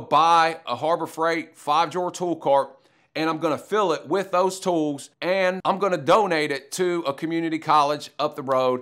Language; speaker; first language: English; native; English